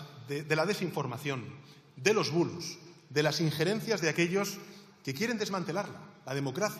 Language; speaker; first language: Spanish; native; Spanish